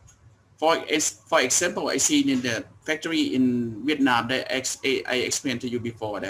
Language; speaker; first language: English; non-native, learner; Thai